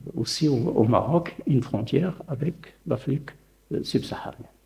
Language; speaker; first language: French; non-native, local second language; Arabic